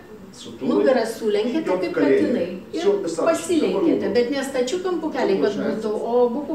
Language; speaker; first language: Lithuanian; native; Lithuanian